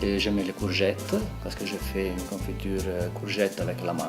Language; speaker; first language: French; non-native, local second language; Italian